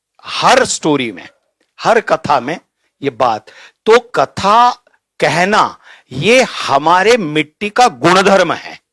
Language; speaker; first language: Hindi; native; Hindi